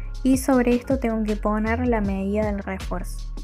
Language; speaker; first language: Spanish; native; Spanish